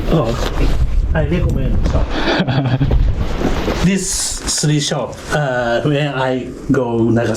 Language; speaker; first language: English; non-native, learner; Japanese